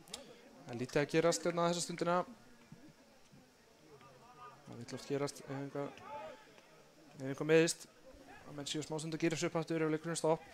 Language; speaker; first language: Icelandic; native; Icelandic